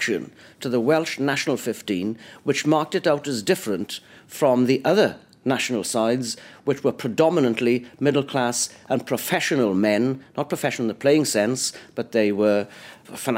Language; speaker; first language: English; native; English